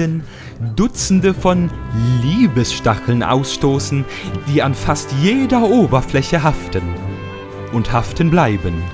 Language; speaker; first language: German; native; German